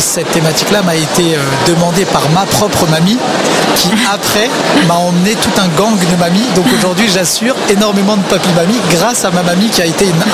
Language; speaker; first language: French; native; French